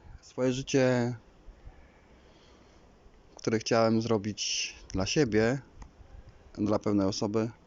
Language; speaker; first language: Polish; native; Polish